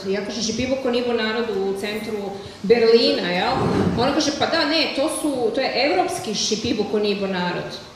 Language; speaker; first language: Serbian; native; Serbian